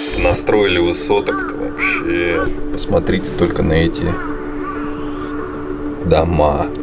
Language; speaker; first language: Russian; native; Russian